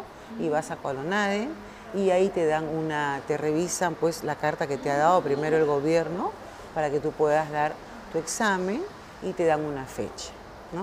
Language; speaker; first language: Spanish; native; Spanish